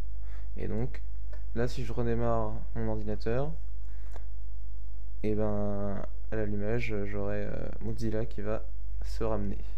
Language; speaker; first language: French; native; French